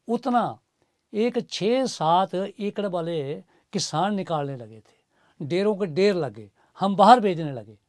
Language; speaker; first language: Hindi; native; Hindi